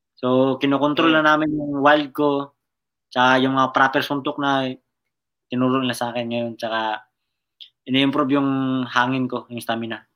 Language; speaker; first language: Filipino; non-native, local second language; Cebuano